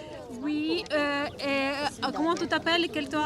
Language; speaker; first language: French; non-native, learner; Ukrainian